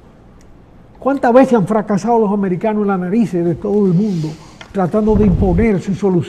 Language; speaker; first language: Spanish; native; Spanish